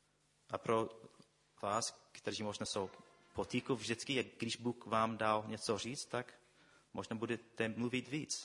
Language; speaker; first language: Czech; non-native, fluent; English